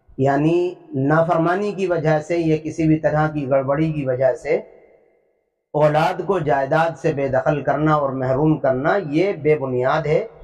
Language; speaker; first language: Urdu; native; Urdu